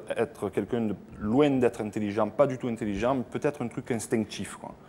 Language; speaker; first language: French; native; French